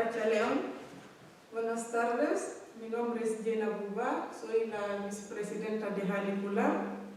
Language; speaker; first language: Spanish; non-native, learner; Fula